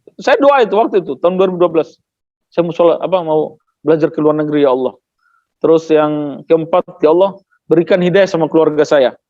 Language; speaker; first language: Indonesian; non-native, local second language; Tetum